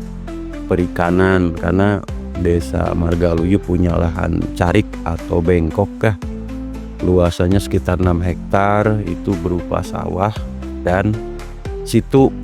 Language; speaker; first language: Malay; non-native, local second language; Sundanese